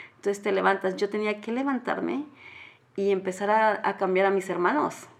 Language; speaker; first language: Spanish; native; Spanish